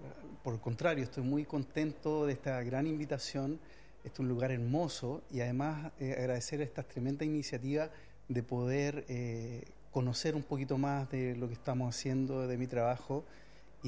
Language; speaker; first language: Spanish; native; Spanish